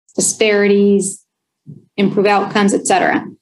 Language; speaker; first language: English; early bilingual, other home language; Spanish